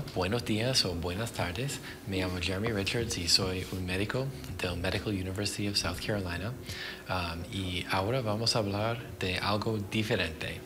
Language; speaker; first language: Spanish; non-native, learner; English